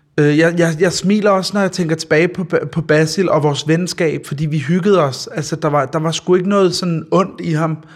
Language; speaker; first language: Danish; early bilingual, other home language; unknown